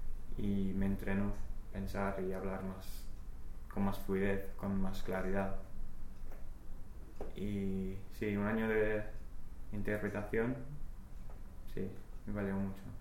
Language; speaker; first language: Spanish; non-native, fluent; English